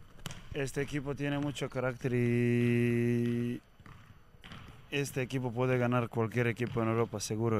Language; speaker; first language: Spanish; non-native, learner; Serbian